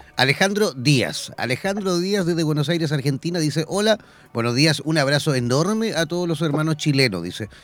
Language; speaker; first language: Spanish; native; Spanish